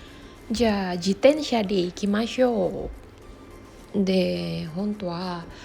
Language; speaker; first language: Japanese; non-native, learner; Indonesian